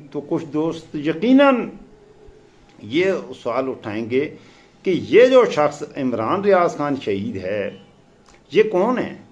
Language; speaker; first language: Urdu; non-native, local second language; Pashto